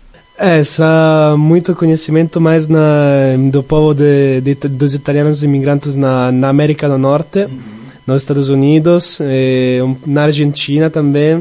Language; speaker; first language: Portuguese; non-native, learner; Italian